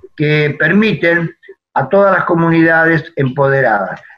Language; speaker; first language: Spanish; native; Spanish